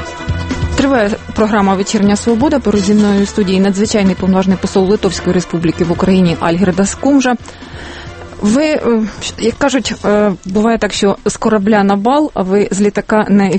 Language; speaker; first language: Ukrainian; native; Ukrainian